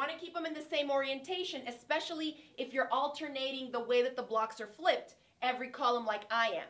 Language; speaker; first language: English; native; English